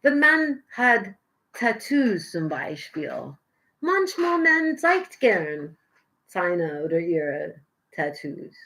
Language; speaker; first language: German; non-native, learner; English